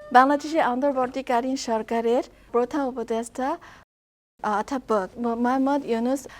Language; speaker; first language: Bangla; non-native, fluent; Chinese